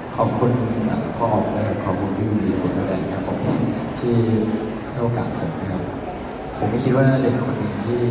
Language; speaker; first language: Thai; native; Thai